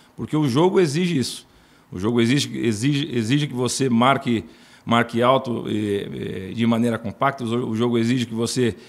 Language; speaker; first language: Portuguese; native; Portuguese